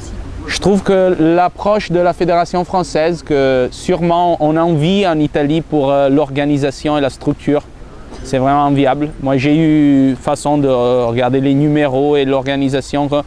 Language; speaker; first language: French; non-native, fluent; Italian